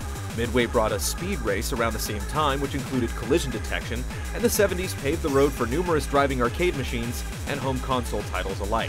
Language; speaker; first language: English; native; English